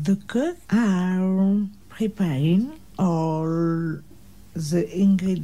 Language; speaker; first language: English; non-native, learner; French